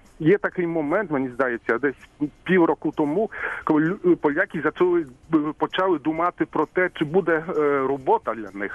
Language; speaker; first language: Ukrainian; non-native, fluent; Polish